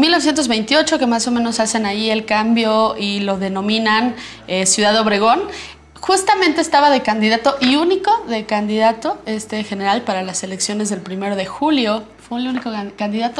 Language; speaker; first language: Spanish; native; Spanish